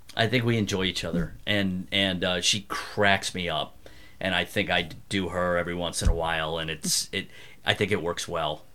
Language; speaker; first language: English; native; English